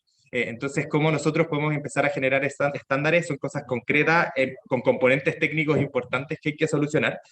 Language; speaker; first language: Spanish; native; Spanish